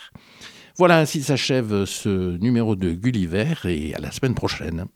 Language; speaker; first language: French; native; French